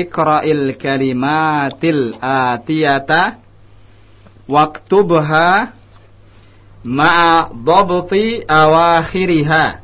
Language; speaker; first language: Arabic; non-native, fluent; Indonesian